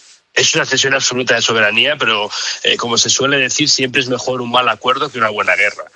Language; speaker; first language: Spanish; native; Spanish